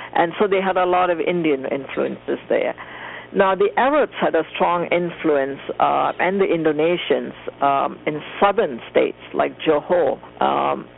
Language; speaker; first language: English; non-native, local second language; Tamil